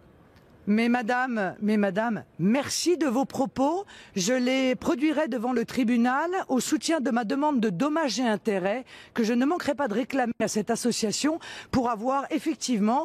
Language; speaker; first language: French; native; French